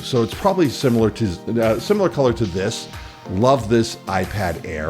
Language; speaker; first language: English; native; English